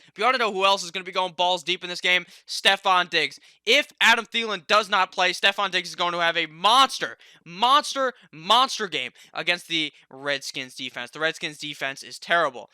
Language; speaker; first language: English; native; English